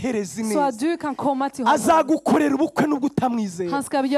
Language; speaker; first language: Swedish; early bilingual, other home language; Kinyarwanda